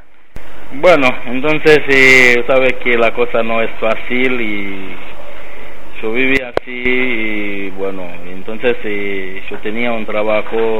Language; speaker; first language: Spanish; non-native, learner; Haitian Creole